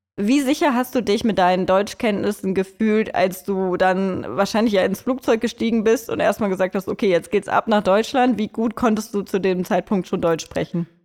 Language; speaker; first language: German; native; German